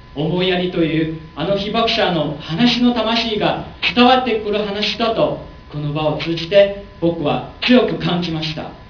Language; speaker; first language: Japanese; non-native, learner; Chinese